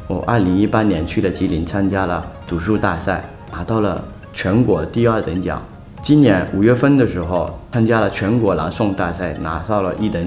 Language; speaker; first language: Chinese; non-native, fluent; Malagasy